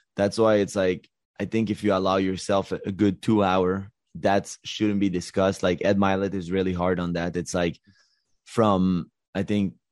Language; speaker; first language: English; native; English